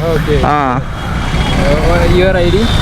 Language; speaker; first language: English; non-native, local second language; Malayalam